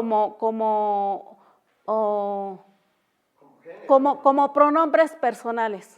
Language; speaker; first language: Spanish; non-native, local second language; Mixtepec Mixtec